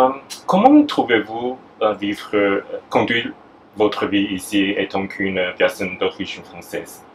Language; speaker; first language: French; non-native, fluent; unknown